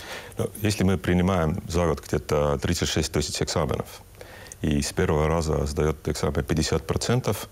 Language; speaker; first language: Russian; non-native, local second language; Estonian